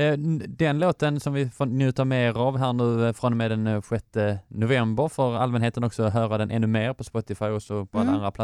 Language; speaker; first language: Swedish; native; Swedish